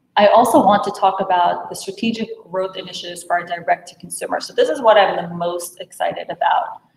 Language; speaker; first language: English; native; English